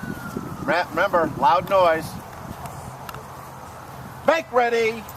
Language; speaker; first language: English; native; English